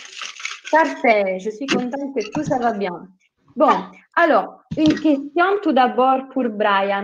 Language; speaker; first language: French; non-native, fluent; Italian